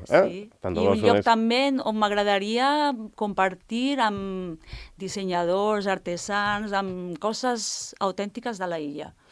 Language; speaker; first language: Catalan; non-native, fluent; Italian